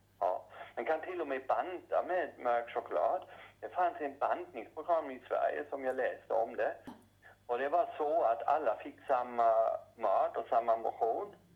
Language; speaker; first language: Swedish; non-native, fluent; German